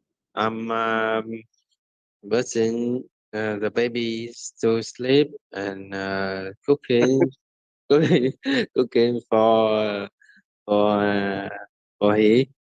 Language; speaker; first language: English; non-native, learner; Vietnamese